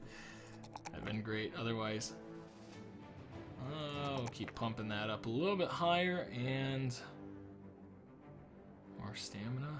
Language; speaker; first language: English; native; English